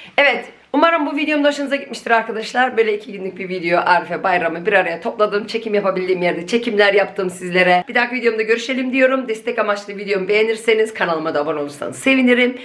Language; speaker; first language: Turkish; early bilingual, heritage; Turkish